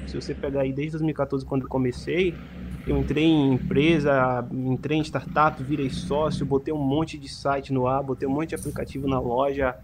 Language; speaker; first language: Portuguese; native; Portuguese